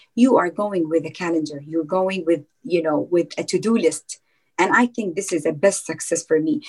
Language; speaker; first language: English; non-native, fluent; Arabic